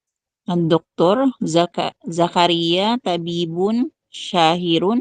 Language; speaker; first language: Arabic; non-native, learner; Filipino